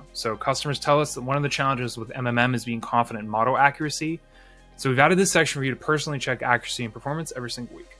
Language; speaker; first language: English; native; English